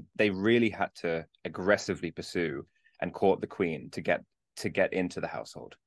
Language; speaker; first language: English; native; English